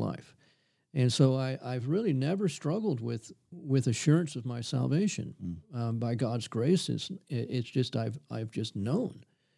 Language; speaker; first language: English; native; English